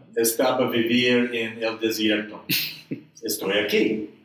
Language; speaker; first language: Spanish; non-native, learner; English